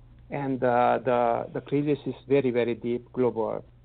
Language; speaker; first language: English; non-native, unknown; Hungarian